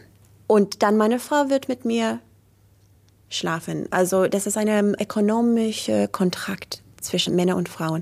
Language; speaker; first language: German; non-native, learner; English